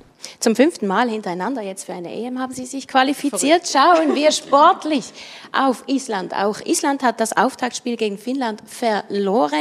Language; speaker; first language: German; native; German